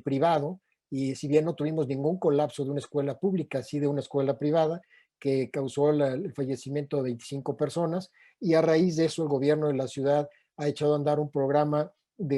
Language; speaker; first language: Spanish; native; Spanish